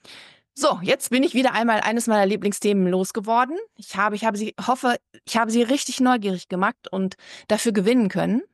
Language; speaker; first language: German; native; German